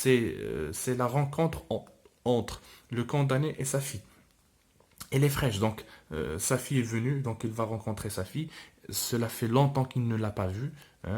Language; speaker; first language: French; non-native, local second language; Arabic